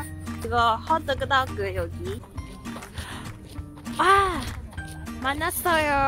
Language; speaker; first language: Korean; non-native, learner; Cantonese